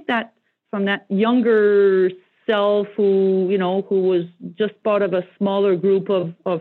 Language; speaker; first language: English; non-native, fluent; French